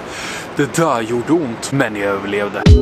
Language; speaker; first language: Swedish; native; Swedish